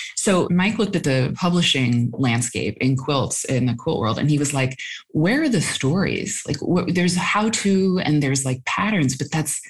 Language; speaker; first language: English; native; English